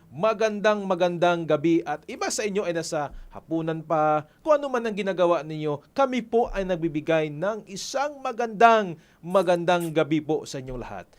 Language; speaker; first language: Filipino; non-native, local second language; Hiligaynon